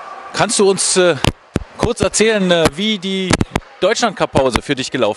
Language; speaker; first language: German; native; German